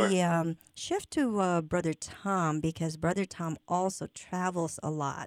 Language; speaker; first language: English; non-native, local second language; Filipino